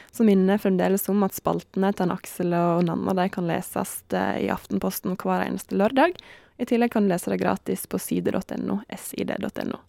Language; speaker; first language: Norwegian; native; Norwegian